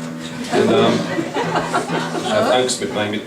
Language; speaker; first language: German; non-native, learner; English